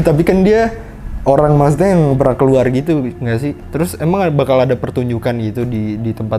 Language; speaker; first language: Indonesian; native; Indonesian